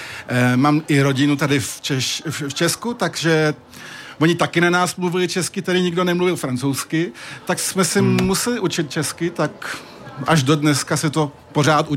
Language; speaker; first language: Czech; early bilingual, heritage; French